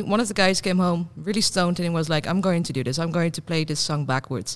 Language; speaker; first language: English; non-native, fluent; Dutch